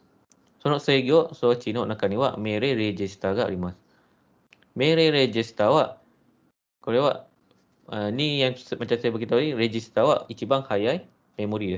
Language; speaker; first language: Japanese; non-native, fluent; Malay